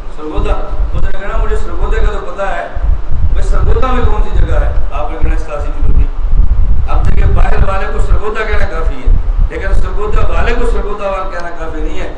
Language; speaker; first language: Urdu; non-native, local second language; Punjabi